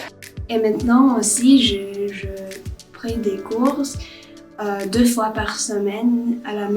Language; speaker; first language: French; non-native, learner; Lithuanian